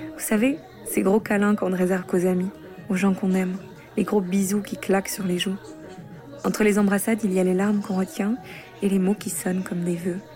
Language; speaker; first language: French; non-native, fluent; Arabic